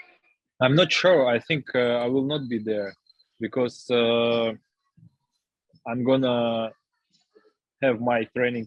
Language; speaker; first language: English; non-native, learner; Russian